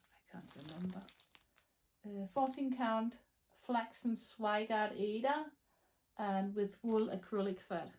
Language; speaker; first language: English; non-native, fluent; Danish